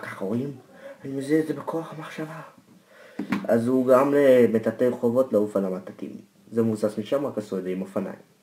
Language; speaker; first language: Hebrew; native; Hebrew